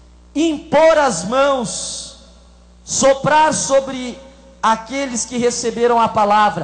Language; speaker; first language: Portuguese; native; Portuguese